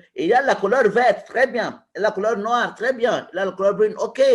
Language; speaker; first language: French; non-native, local second language; Arabic